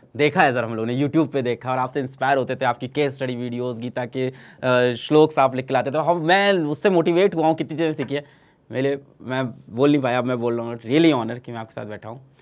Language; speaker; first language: Hindi; native; Hindi